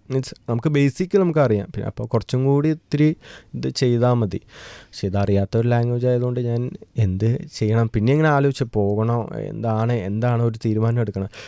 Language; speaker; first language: Malayalam; native; Malayalam